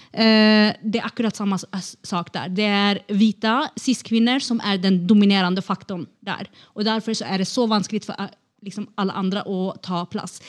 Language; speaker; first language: Norwegian; non-native, fluent; Kurdish